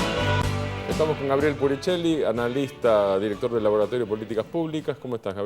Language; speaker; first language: Spanish; native; Spanish